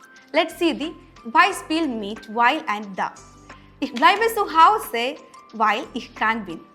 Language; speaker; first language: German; non-native, fluent; Malayalam